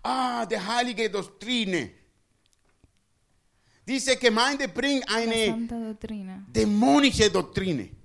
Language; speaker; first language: German; non-native, learner; Spanish